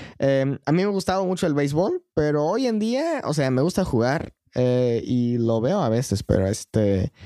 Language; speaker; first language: Spanish; non-native, fluent; English